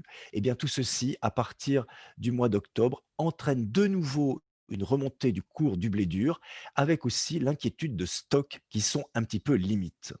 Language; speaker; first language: French; native; French